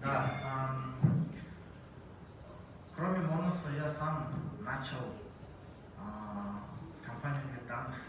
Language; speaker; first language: Russian; non-native, learner; Mongolian